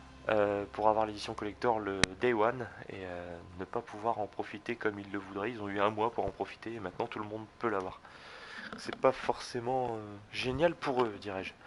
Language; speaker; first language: French; native; French